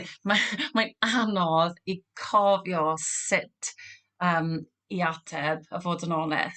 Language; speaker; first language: Welsh; non-native, local second language; English